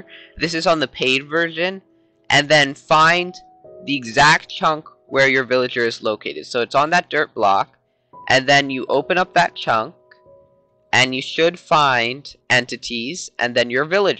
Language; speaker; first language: English; native; English